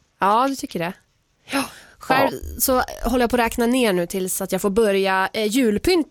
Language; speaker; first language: Swedish; native; Swedish